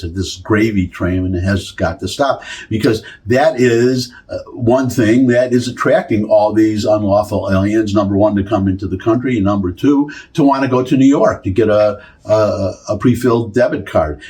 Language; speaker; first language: English; native; English